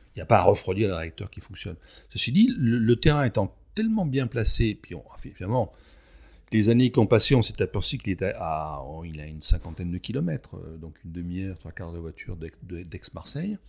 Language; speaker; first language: French; native; French